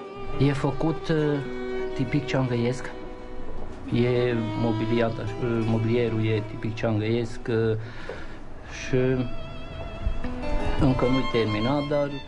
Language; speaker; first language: Romanian; non-native, local second language; Hungarian